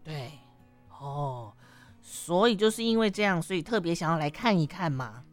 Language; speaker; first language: Chinese; native; Chinese